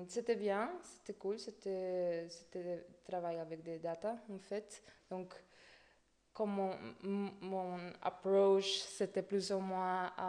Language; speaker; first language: French; non-native, fluent; Spanish